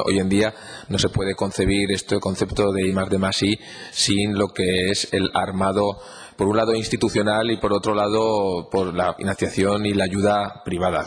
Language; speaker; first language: Spanish; native; Spanish